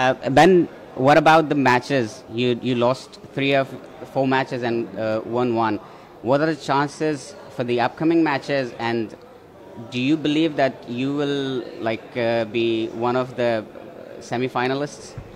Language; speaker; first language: English; non-native, fluent; Persian